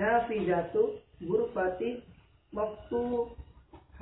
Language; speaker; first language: Arabic; non-native, learner; Indonesian